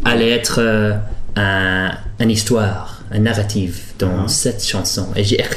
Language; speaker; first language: French; early bilingual, heritage; English